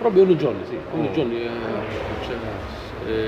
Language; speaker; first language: Italian; non-native, learner; Arabic